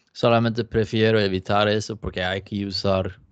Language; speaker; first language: Spanish; non-native, fluent; Swedish